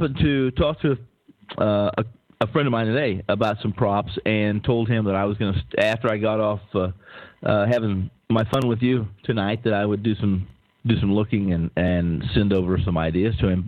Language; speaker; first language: English; native; English